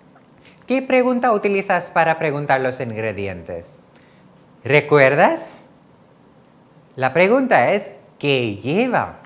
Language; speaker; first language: Spanish; non-native, fluent; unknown